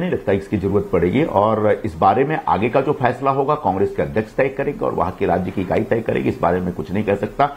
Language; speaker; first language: Hindi; native; Hindi